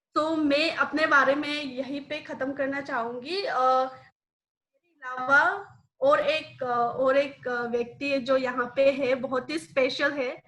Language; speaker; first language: Hindi; non-native, local second language; Nepali